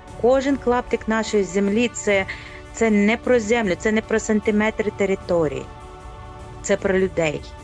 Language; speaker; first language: Ukrainian; native; Ukrainian